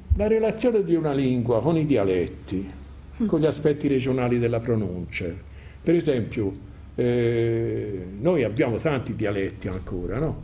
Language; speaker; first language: Italian; native; Italian